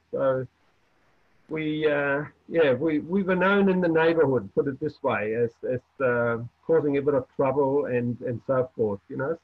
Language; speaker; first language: English; non-native, fluent; German